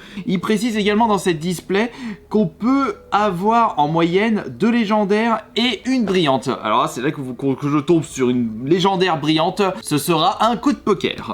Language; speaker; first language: French; native; French